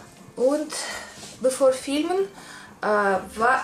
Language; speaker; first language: German; non-native, learner; Russian